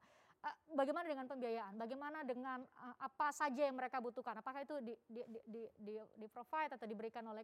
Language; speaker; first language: Indonesian; native; Indonesian